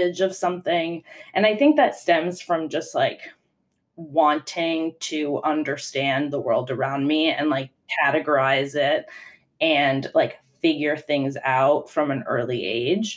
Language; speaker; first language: English; non-native, fluent; Italian